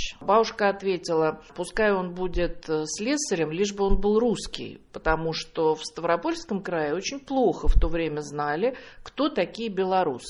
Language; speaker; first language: Russian; native; Russian